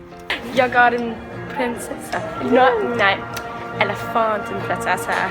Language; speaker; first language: Swedish; non-native, learner; English